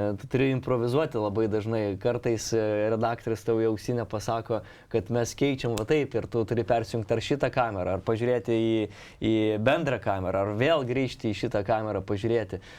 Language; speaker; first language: Lithuanian; non-native, local second language; Polish